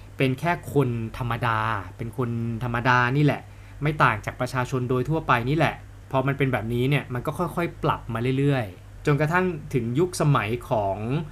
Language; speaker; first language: Thai; native; Thai